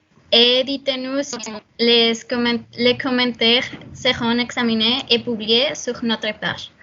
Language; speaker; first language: French; non-native, learner; Spanish